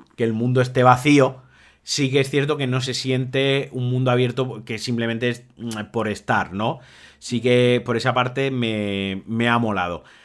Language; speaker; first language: Spanish; native; Spanish